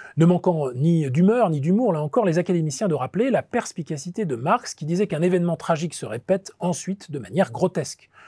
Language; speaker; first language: French; native; French